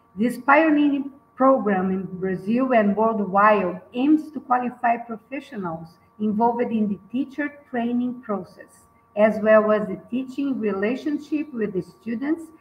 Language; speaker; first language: English; non-native, fluent; Portuguese